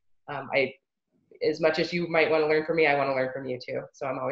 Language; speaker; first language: English; native; English